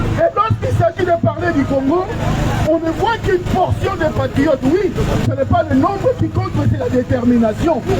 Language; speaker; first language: French; non-native, local second language; Lingala